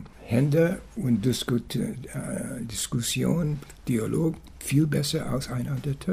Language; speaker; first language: German; non-native, fluent; English